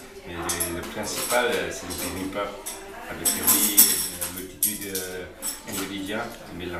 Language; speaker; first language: French; non-native, learner; Korean